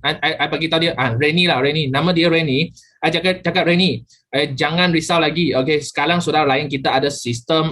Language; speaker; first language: Malay; native; Malay